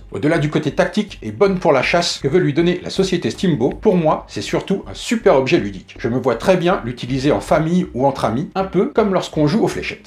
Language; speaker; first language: French; native; French